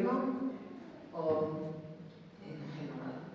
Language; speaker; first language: Spanish; non-native, learner; English